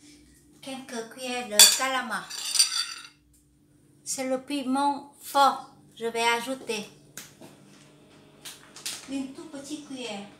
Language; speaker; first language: French; non-native, learner; Vietnamese